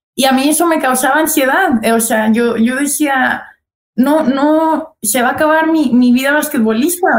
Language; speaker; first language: Spanish; native; Spanish